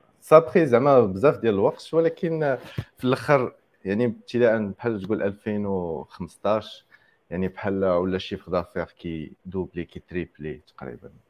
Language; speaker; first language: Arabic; native; Arabic